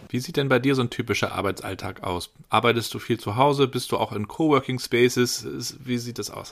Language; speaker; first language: German; native; German